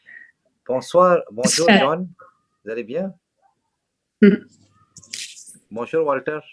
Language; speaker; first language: French; non-native, fluent; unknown